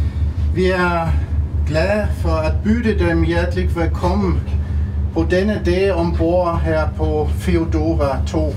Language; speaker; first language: Danish; non-native, learner; German